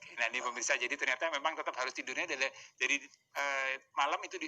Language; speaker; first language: Indonesian; native; Indonesian